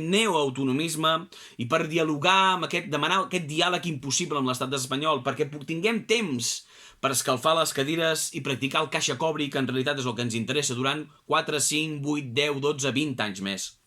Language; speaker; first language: Catalan; native; Catalan